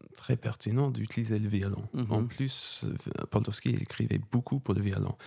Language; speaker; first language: French; non-native, fluent; English